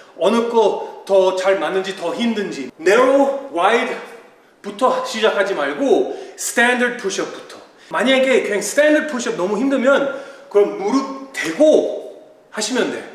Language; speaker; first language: Korean; early bilingual, heritage; Korean